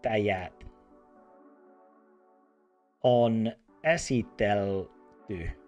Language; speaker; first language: Finnish; non-native, learner; English